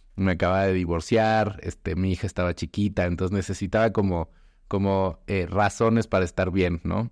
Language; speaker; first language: Spanish; native; Spanish